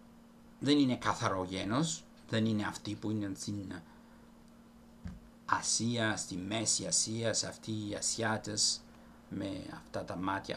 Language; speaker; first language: Greek; non-native, fluent; Italian